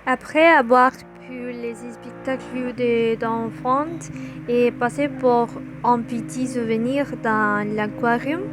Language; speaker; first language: French; non-native, learner; Spanish